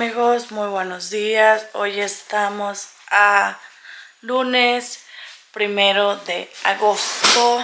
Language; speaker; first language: Spanish; native; Spanish